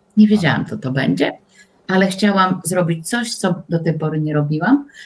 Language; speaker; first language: Polish; native; Polish